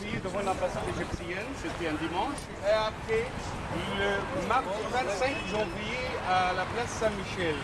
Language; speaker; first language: French; non-native, fluent; Arabic